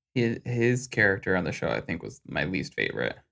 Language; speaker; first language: English; native; English